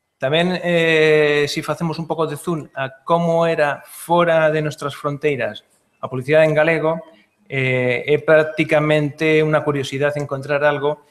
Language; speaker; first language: Galician; non-native, local second language; Spanish